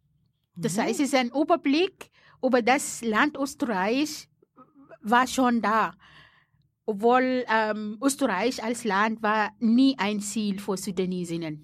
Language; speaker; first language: German; non-native, fluent; Arabic